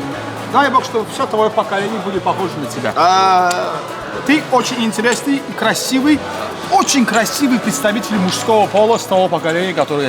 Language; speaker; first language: Russian; non-native, local second language; Azerbaijani